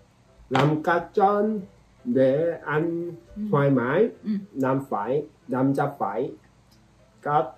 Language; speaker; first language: Vietnamese; non-native, learner; Korean